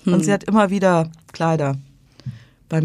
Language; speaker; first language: German; native; German